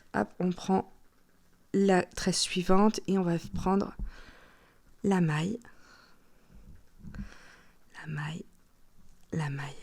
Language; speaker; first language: French; native; French